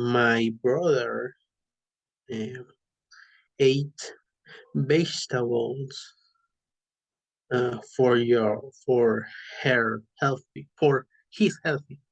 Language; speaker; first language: English; non-native, learner; Spanish